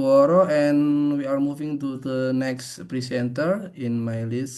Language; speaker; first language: English; non-native, fluent; Indonesian